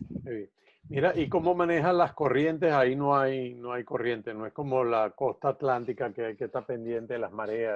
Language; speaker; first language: Spanish; native; Spanish